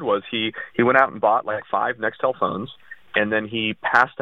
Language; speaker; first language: English; early bilingual, other home language; Russian